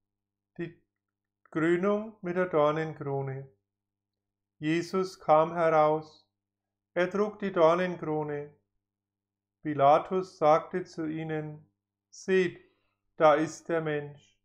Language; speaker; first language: German; native; German